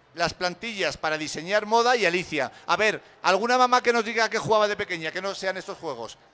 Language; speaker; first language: Spanish; native; Spanish